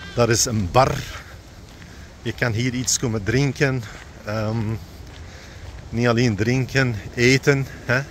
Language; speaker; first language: Dutch; non-native, fluent; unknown